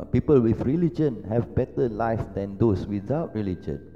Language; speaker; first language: English; non-native, local second language; Malay